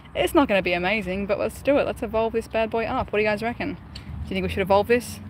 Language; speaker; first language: English; native; English